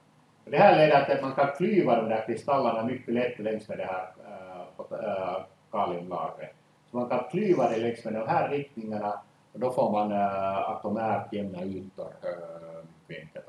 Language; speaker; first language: Swedish; native; Swedish